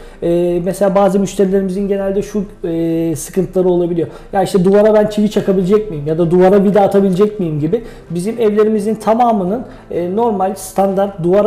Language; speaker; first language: Turkish; native; Turkish